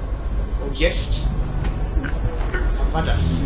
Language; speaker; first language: German; native; German